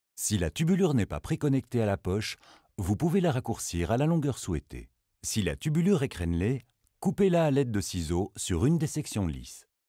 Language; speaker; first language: French; native; French